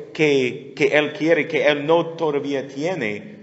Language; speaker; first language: Spanish; non-native, learner; English